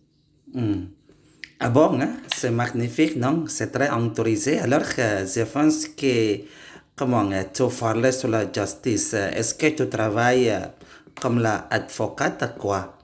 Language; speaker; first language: French; non-native, learner; Indonesian